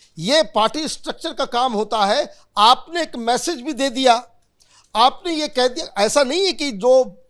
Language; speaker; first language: Hindi; native; Hindi